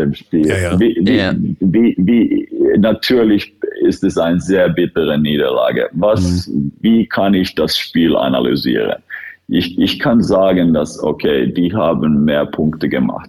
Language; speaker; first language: German; non-native, fluent; Finnish